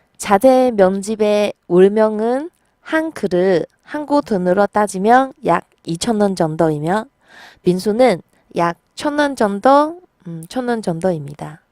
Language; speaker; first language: Korean; non-native, fluent; Chinese